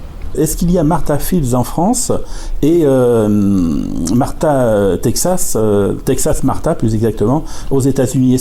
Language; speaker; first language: French; native; French